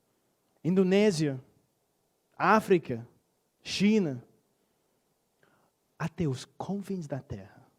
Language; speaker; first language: Portuguese; non-native, fluent; English